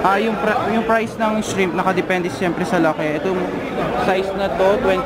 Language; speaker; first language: Filipino; native; Filipino